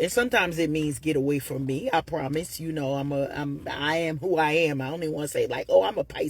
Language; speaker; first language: English; native; English